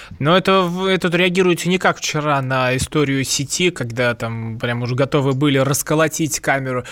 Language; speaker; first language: Russian; native; Russian